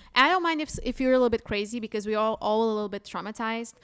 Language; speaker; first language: English; non-native, fluent; Portuguese